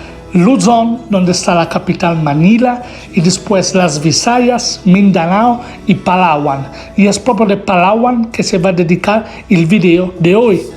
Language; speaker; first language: Spanish; non-native, fluent; Italian